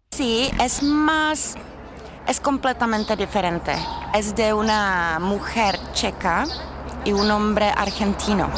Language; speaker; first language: Spanish; non-native, learner; Czech